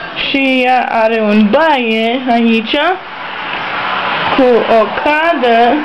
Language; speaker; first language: Romanian; early bilingual, heritage; Romanian